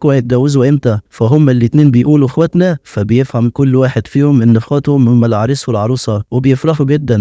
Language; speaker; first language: Arabic; native; Arabic